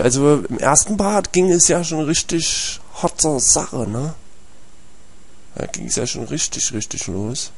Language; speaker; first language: German; native; German